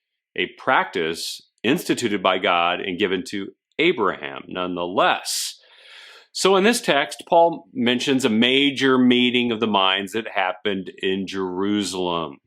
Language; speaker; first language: English; native; English